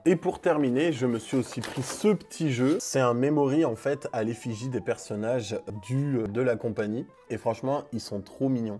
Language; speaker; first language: French; native; French